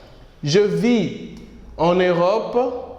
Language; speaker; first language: French; non-native, fluent; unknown